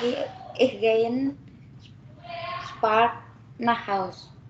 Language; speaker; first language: German; non-native, learner; Indonesian